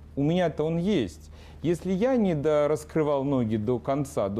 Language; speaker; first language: Russian; non-native, local second language; Ukrainian